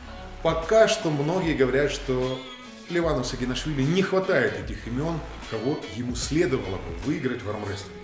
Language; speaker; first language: Russian; native; Russian